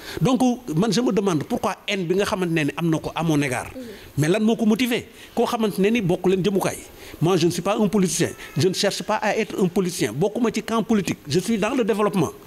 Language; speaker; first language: French; non-native, local second language; Wolof